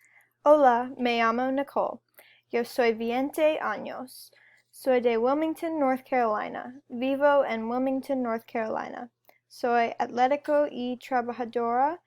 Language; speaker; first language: Spanish; non-native, learner; English